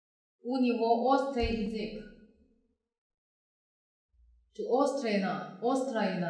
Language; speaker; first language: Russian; non-native, fluent; Chinese